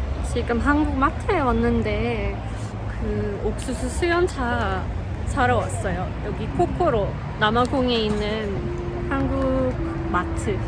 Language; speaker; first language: Korean; non-native, fluent; English